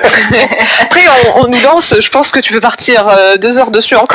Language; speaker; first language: French; native; French